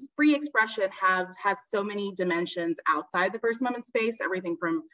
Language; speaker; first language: English; native; English